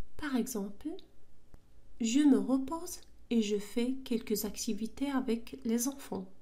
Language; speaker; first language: French; non-native, local second language; Arabic